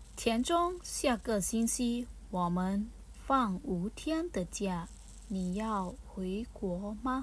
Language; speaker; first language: Chinese; non-native, fluent; Thai